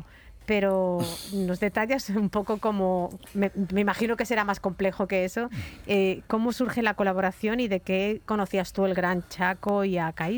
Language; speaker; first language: Spanish; native; Spanish